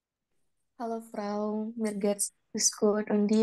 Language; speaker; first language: German; non-native, learner; Indonesian